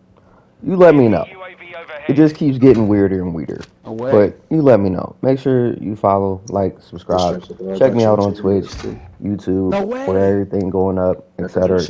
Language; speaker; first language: English; native; English